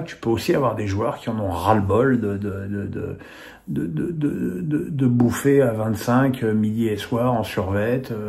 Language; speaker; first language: French; native; French